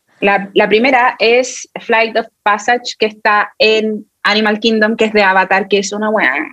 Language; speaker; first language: Spanish; native; Spanish